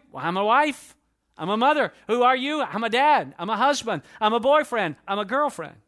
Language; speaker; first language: English; native; English